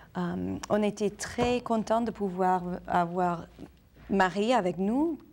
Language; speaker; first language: French; non-native, fluent; English